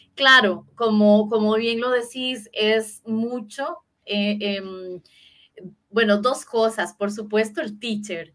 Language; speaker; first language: Spanish; native; Spanish